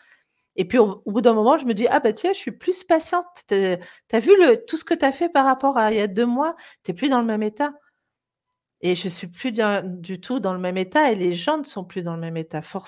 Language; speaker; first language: French; native; French